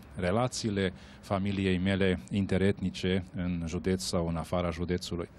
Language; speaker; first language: Romanian; non-native, local second language; Hungarian